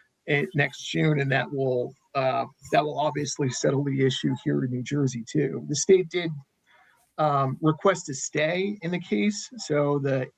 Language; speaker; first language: English; native; English